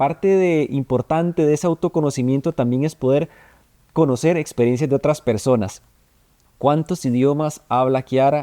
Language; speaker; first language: Spanish; native; Spanish